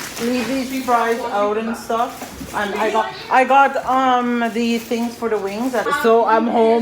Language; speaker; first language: English; native; English